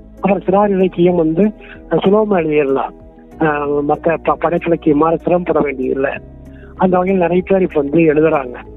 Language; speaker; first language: Tamil; non-native, local second language; Kannada